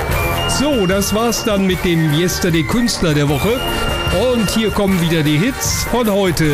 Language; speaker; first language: German; native; German